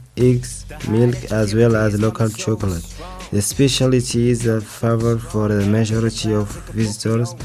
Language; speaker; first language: English; non-native, fluent; Arabic